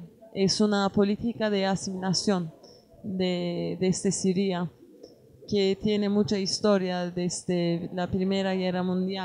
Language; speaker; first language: Spanish; non-native, learner; Kurdish